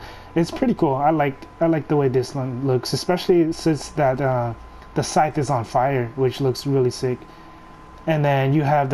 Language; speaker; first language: English; native; English